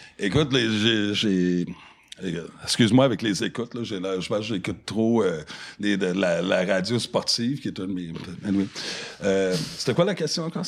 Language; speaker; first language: French; non-native, local second language; English